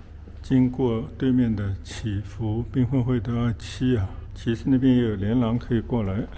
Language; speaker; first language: Chinese; native; Chinese